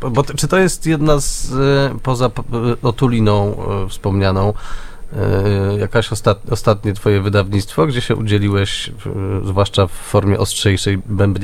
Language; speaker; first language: Polish; native; Polish